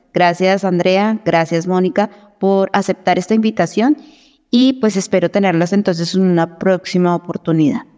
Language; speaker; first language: Spanish; native; Spanish